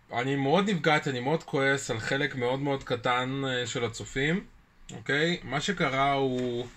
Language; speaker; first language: Hebrew; early bilingual, other home language; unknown